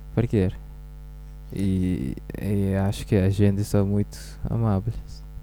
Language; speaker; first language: Portuguese; non-native, learner; Dutch